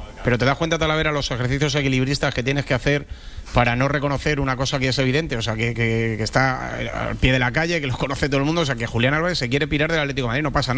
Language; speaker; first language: Spanish; native; Spanish